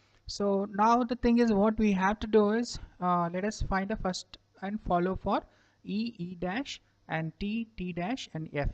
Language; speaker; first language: English; non-native, local second language; Kannada